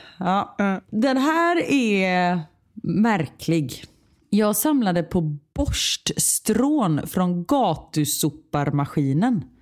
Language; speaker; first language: Swedish; native; Swedish